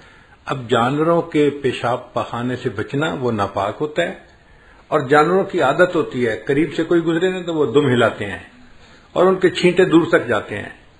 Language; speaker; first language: Urdu; native; Urdu